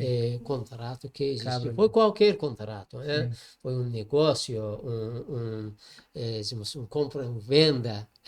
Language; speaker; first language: Portuguese; non-native, learner; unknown